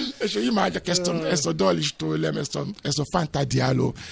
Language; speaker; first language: Hungarian; non-native, learner; Yoruba